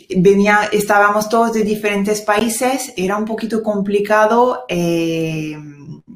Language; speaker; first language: Spanish; non-native, fluent; French